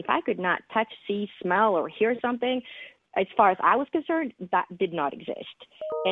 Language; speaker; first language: English; non-native, fluent; Swedish